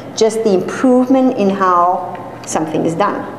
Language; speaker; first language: English; non-native, fluent; Serbian